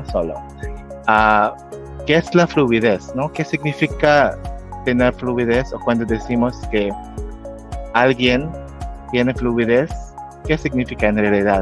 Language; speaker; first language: Spanish; non-native, fluent; Filipino